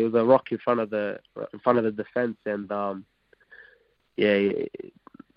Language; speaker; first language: English; non-native, local second language; Arabic